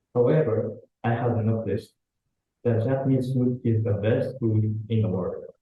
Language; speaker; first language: English; non-native, learner; Japanese